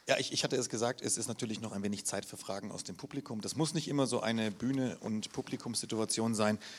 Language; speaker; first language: German; native; German